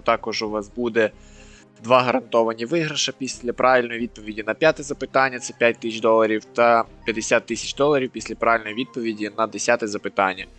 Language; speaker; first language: Ukrainian; native; Ukrainian